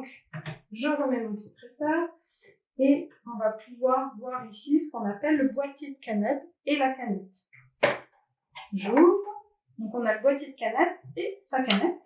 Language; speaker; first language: French; native; French